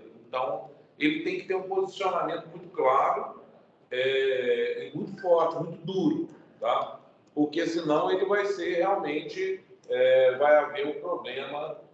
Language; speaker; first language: Portuguese; native; Portuguese